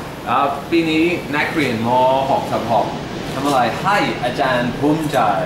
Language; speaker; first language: Thai; native; Thai